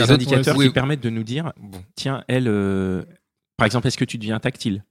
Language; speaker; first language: French; native; French